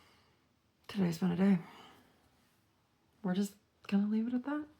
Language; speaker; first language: English; native; English